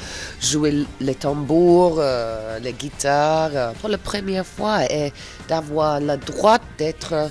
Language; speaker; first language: French; non-native, fluent; English